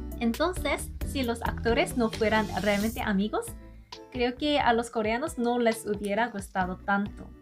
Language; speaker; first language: Spanish; non-native, learner; Korean